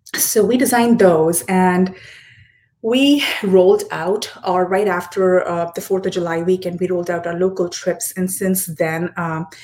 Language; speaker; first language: English; non-native, local second language; Hindi